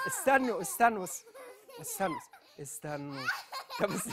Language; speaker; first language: Arabic; native; Arabic